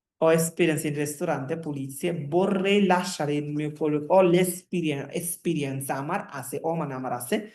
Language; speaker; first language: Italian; non-native, learner; Bangla